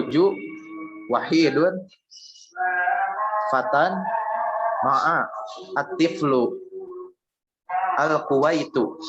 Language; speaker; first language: Arabic; non-native, learner; Indonesian